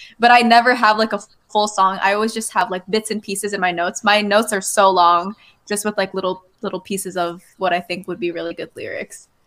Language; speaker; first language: English; native; English